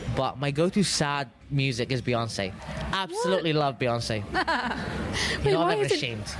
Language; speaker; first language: English; early bilingual, other home language; Arabic